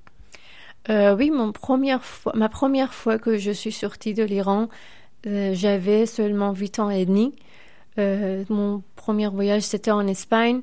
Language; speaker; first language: French; non-native, fluent; Persian